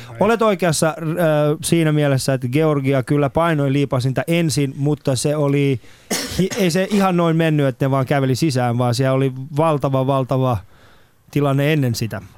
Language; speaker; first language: Finnish; early bilingual, other home language; Persian